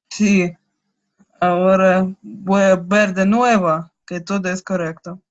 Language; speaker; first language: Spanish; non-native, learner; Russian